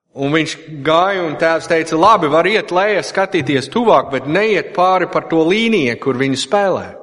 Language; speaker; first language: Latvian; non-native, fluent; English